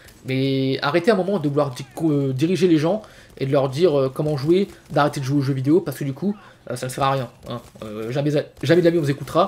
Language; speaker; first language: French; native; French